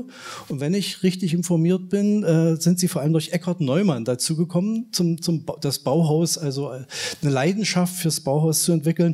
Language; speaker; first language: German; native; German